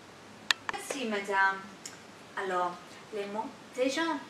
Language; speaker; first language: French; non-native, learner; English